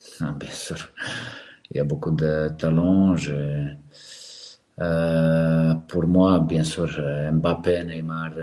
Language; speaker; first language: French; non-native, learner; Serbian